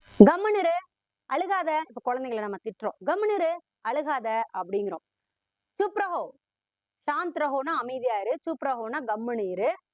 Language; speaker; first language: Tamil; early bilingual, heritage; Tamil